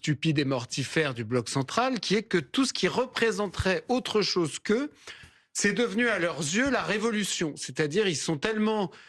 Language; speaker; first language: French; native; French